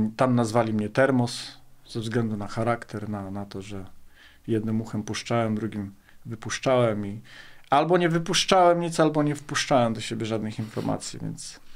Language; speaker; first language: Polish; native; Polish